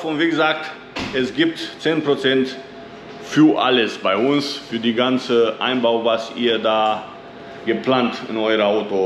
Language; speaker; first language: German; non-native, fluent; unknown